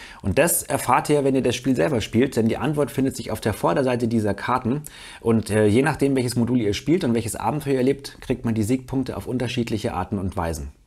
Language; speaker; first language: German; native; German